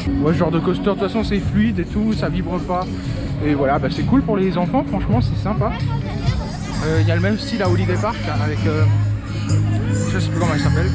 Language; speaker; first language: French; native; French